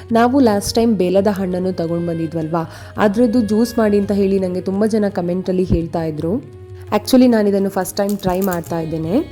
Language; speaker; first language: Kannada; non-native, local second language; Konkani